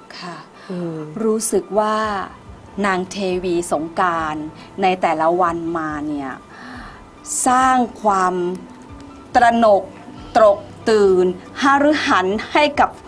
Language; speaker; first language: Thai; native; Thai